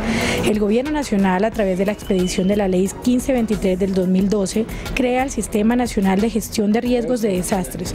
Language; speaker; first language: Spanish; native; Spanish